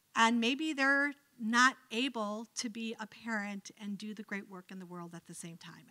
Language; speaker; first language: English; native; English